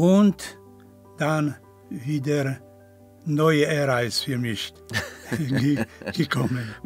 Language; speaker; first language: German; non-native, fluent; Polish